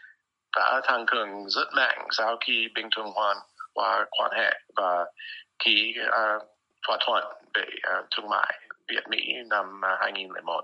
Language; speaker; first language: Vietnamese; non-native, fluent; English